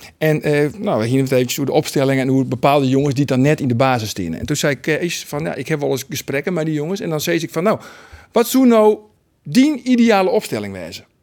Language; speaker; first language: Dutch; non-native, local second language; Western Frisian